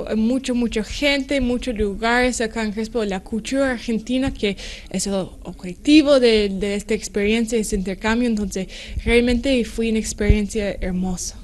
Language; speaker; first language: Spanish; non-native, learner; English